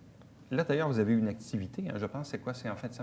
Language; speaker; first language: French; native; French